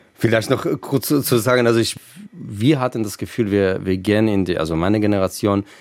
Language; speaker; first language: German; non-native, fluent; Hebrew